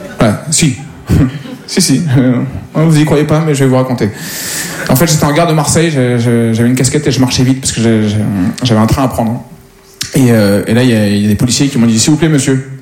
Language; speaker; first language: French; native; French